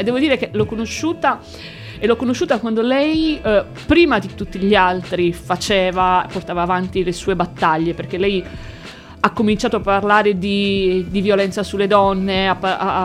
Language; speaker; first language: Italian; native; Italian